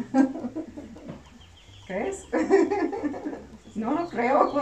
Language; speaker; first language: Spanish; non-native, learner; English